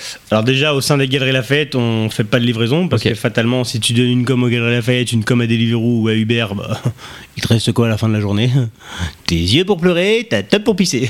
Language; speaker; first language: French; native; French